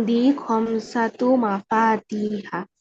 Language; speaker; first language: Arabic; non-native, learner; Bangla